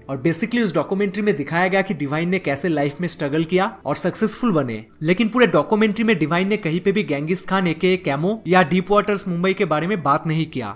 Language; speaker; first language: Hindi; non-native, local second language; Bangla